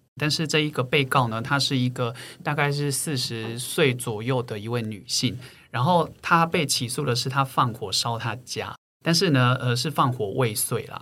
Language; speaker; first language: Chinese; native; Chinese